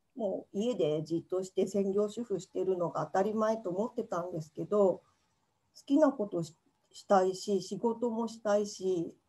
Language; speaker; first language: Japanese; native; Japanese